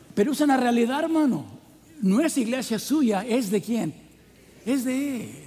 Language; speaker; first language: Spanish; non-native, fluent; English